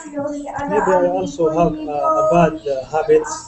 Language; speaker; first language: English; non-native, learner; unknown